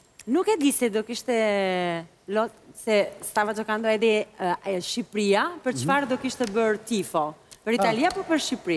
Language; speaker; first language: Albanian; non-native, learner; Italian